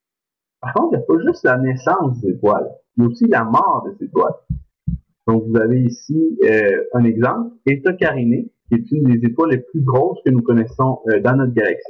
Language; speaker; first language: French; native; French